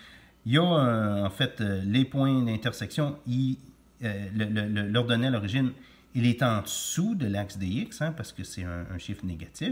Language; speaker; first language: French; native; French